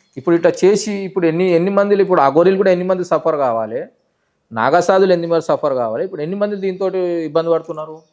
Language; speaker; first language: Telugu; native; Telugu